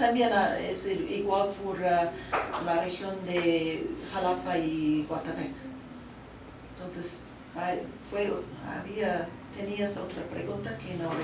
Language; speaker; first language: Spanish; non-native, fluent; English